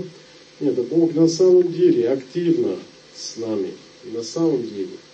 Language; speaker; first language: Russian; non-native, fluent; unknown